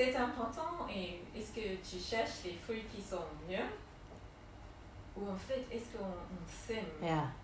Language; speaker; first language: French; non-native, learner; English